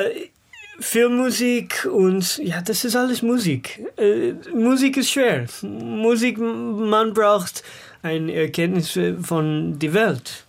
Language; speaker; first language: German; non-native, fluent; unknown